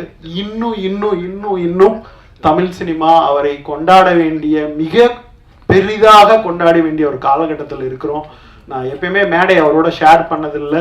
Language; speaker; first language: Tamil; native; Tamil